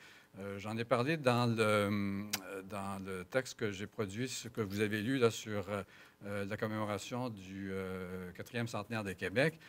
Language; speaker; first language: French; native; French